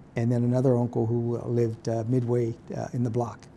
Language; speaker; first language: English; native; English